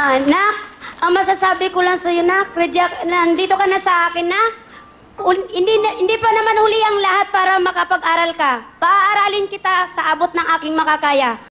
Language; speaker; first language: Filipino; non-native, local second language; Kinaray-a